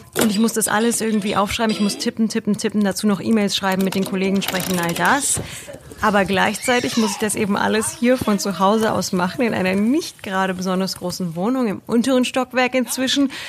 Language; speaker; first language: German; native; German